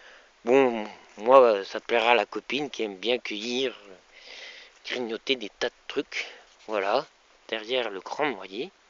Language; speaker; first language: French; native; French